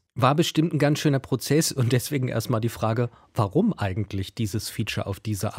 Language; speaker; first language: German; native; German